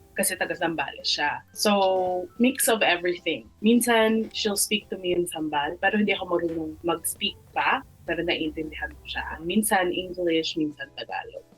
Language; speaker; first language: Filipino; early bilingual, heritage; Filipino